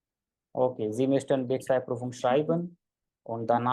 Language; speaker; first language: German; non-native, fluent; Hindi